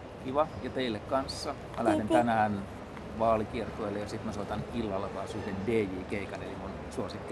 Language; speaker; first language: Finnish; native; Finnish